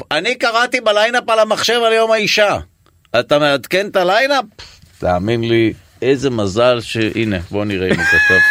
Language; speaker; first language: Hebrew; native; Hebrew